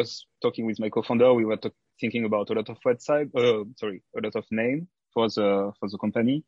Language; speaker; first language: English; non-native, fluent; French